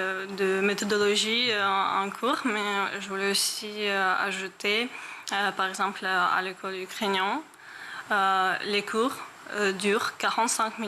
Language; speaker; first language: French; non-native, learner; Ukrainian